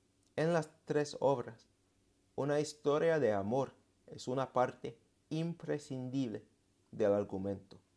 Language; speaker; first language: Spanish; non-native, fluent; English